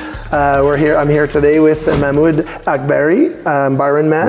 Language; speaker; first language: English; native; English